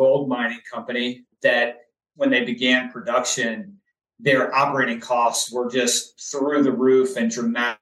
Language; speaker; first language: English; native; English